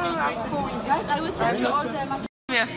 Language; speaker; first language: English; non-native, fluent; Spanish